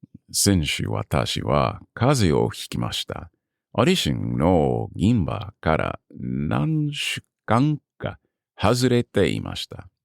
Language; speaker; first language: Japanese; non-native, learner; English